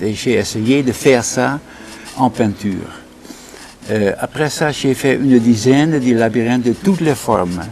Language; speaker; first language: French; non-native, fluent; Dutch